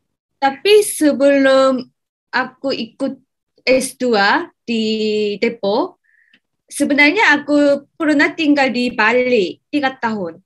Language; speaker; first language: Indonesian; non-native, learner; Korean